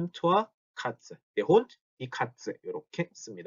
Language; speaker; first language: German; non-native, fluent; Korean